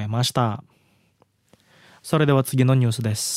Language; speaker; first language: Japanese; non-native, fluent; Indonesian